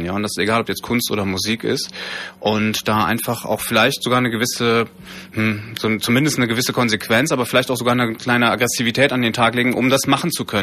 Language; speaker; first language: German; native; German